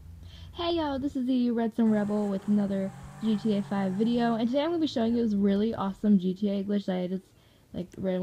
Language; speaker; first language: English; native; English